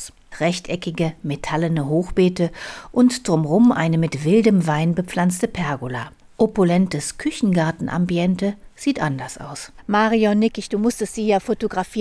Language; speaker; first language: German; native; German